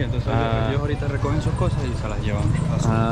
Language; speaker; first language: Spanish; native; Spanish